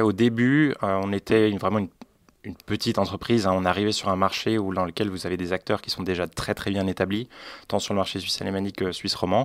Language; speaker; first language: French; native; French